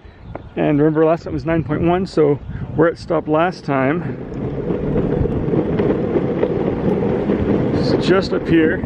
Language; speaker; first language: English; native; English